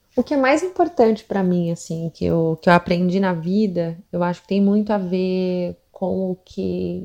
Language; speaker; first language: Portuguese; native; Portuguese